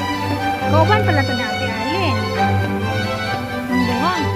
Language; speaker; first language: Filipino; non-native, local second language; Cebuano